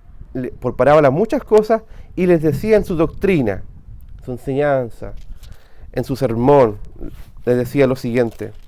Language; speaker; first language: Spanish; native; Spanish